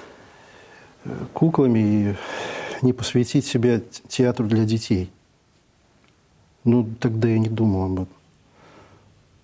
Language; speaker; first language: Russian; native; Russian